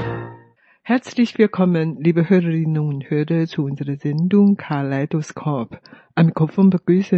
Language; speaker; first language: German; non-native, fluent; Chinese